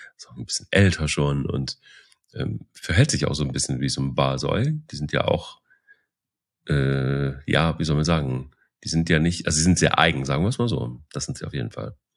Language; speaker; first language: German; native; German